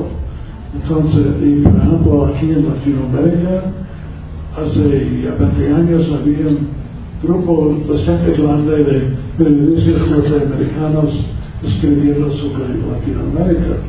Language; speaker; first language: Spanish; non-native, learner; English